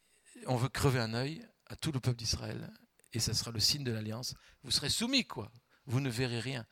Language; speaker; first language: French; native; French